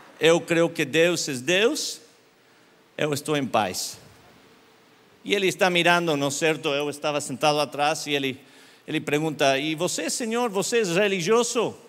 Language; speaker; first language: Portuguese; non-native, learner; English